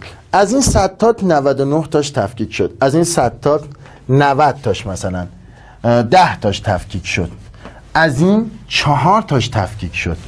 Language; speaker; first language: Persian; native; Persian